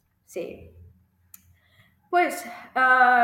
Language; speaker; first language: Spanish; non-native, fluent; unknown